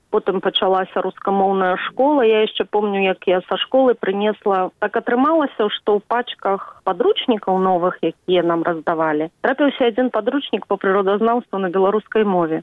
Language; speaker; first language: Belarusian; native; Belarusian